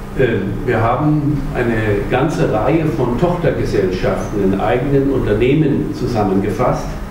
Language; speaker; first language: German; native; German